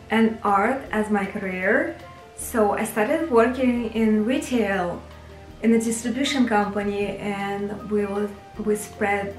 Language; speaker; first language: English; non-native, fluent; Russian